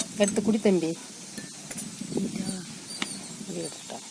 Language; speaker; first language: Tamil; native; Tamil